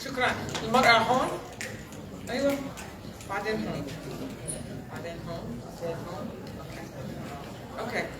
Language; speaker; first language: Arabic; early bilingual, heritage; Arabic